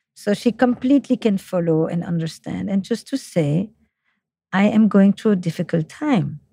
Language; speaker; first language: English; non-native, fluent; French